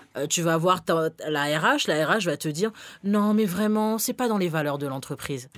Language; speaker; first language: French; early bilingual, other home language; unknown